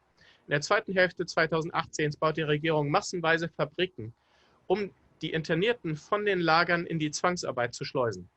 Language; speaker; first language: German; native; German